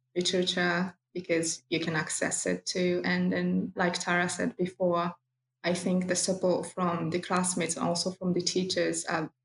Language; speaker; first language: English; non-native, fluent; Japanese